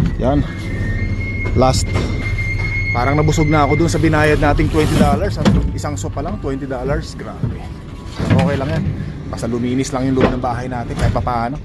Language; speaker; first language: Filipino; native; Filipino